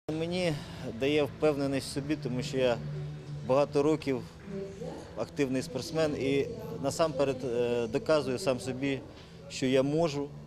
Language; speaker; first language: Ukrainian; native; Ukrainian